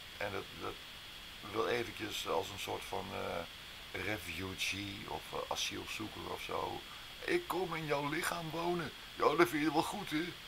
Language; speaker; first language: Dutch; native; Dutch